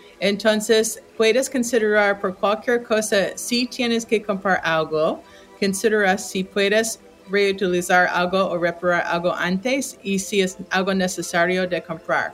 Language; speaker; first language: Spanish; non-native, fluent; English